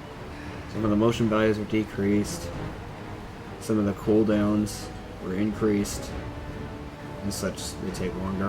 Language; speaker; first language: English; native; English